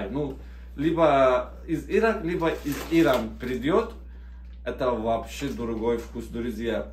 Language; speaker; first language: Russian; non-native, learner; Turkish